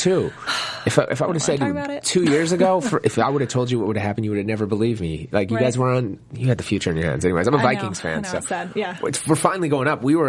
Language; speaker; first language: English; native; English